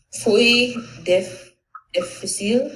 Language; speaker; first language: Spanish; non-native, learner; English